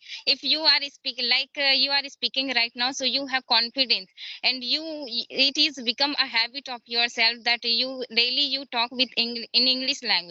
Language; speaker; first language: English; non-native, learner; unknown